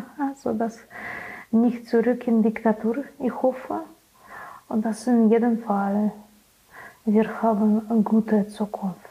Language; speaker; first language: German; non-native, learner; Belarusian